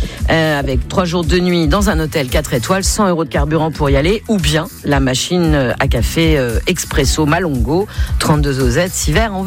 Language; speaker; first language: French; native; French